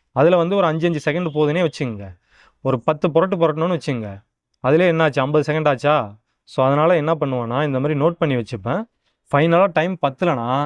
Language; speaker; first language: Tamil; native; Tamil